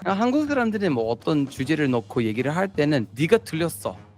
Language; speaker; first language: Korean; non-native, fluent; English